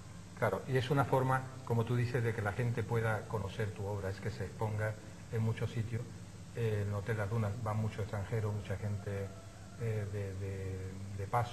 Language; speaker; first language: Spanish; native; Spanish